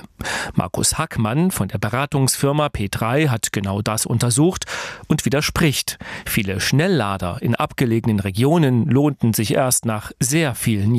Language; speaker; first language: German; native; German